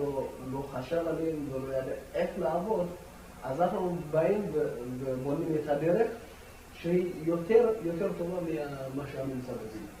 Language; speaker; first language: Hebrew; non-native, fluent; Amharic